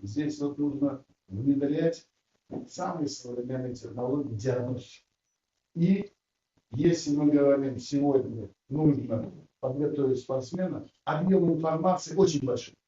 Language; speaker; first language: Russian; non-native, local second language; Uzbek